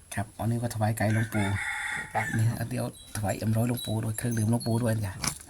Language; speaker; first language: Thai; native; Thai